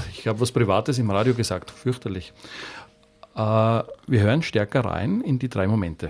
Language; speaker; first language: German; native; German